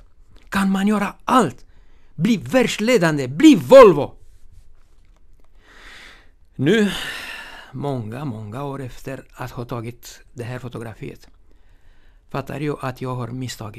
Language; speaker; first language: Swedish; non-native, fluent; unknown